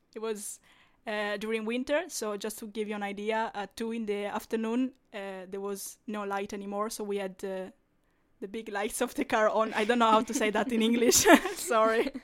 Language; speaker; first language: English; non-native, fluent; Italian